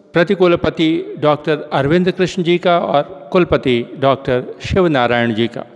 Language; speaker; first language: Hindi; native; Hindi